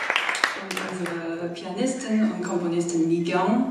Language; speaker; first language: German; non-native, fluent; Korean